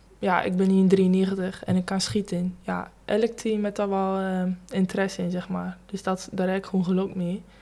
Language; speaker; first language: Dutch; native; Dutch